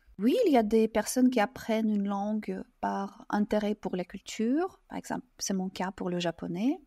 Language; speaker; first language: French; non-native, fluent; Russian